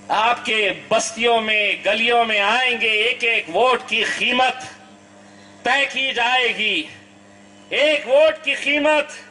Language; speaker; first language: Urdu; native; Urdu